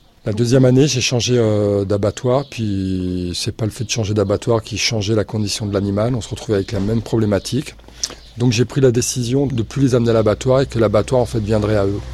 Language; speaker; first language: French; native; French